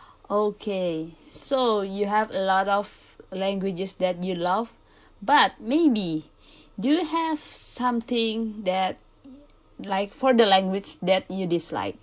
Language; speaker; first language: English; early bilingual, other home language; Indonesian